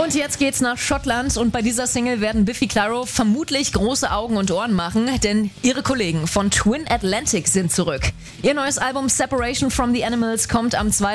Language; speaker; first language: German; native; German